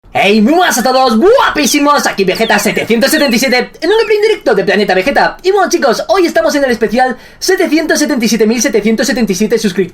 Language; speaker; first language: Spanish; native; Spanish